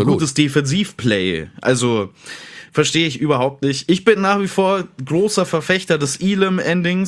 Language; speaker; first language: German; native; German